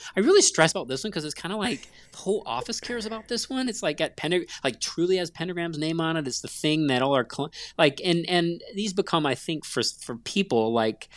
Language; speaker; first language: English; native; English